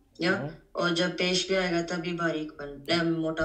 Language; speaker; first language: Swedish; early bilingual, other home language; Urdu